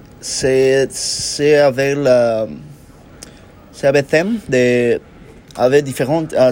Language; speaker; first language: French; non-native, learner; Spanish